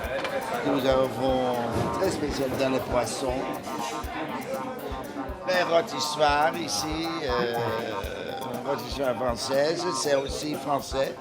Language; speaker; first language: French; non-native, learner; Dutch